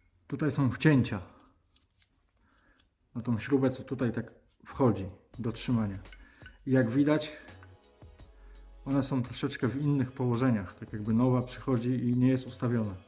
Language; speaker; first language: Polish; native; Polish